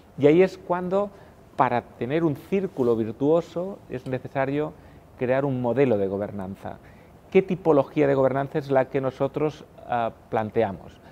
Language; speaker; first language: Spanish; non-native, local second language; Catalan